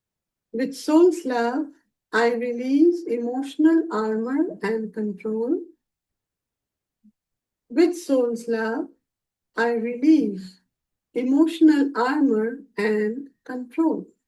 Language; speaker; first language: English; non-native, local second language; Hindi